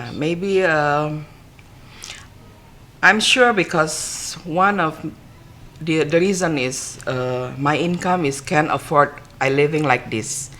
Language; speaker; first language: English; non-native, learner; Indonesian